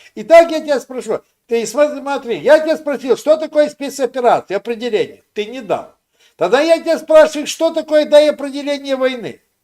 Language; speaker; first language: Russian; non-native, local second language; Ukrainian